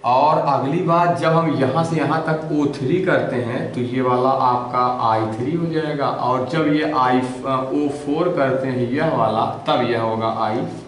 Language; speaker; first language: Hindi; native; Hindi